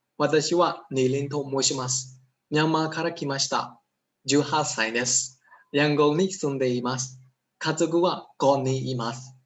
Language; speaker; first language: Japanese; non-native, fluent; Burmese